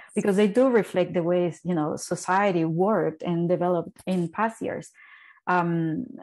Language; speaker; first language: English; non-native, fluent; Spanish